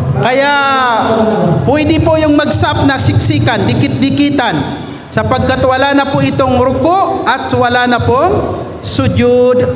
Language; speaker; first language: Filipino; non-native, local second language; Maguindanaon